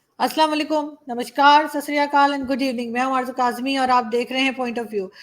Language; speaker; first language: Urdu; native; Urdu